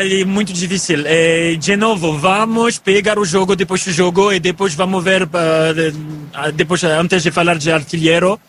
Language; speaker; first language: Portuguese; non-native, fluent; French